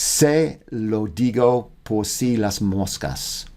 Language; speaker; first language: Spanish; non-native, learner; English